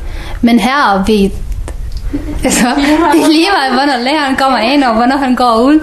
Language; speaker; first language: Danish; non-native, learner; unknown